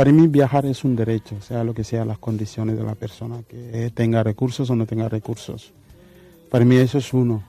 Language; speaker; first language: Spanish; non-native, fluent; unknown